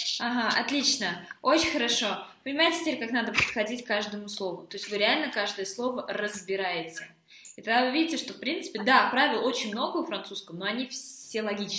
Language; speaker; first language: Russian; native; Russian